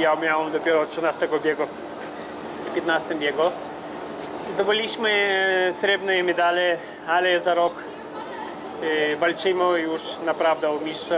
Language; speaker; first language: Polish; non-native, fluent; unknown